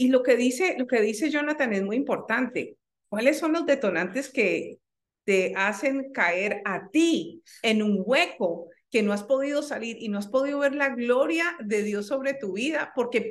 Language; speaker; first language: Spanish; native; Spanish